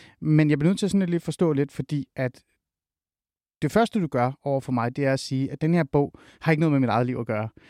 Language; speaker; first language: Danish; early bilingual, other home language; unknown